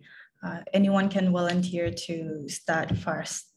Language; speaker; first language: English; non-native, fluent; Khmer